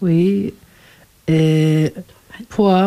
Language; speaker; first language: French; non-native, learner; Turkish